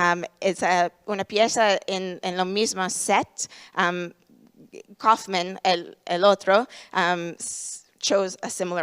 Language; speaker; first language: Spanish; non-native, learner; English